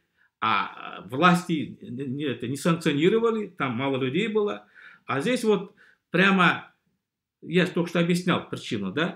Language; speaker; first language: Russian; native; Russian